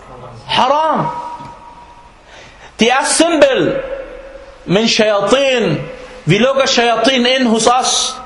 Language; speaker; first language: Danish; non-native, fluent; Arabic